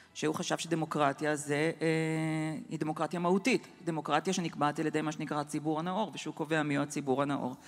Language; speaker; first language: Hebrew; native; Hebrew